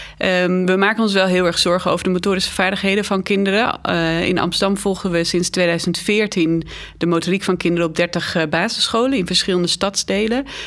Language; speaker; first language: Dutch; native; Dutch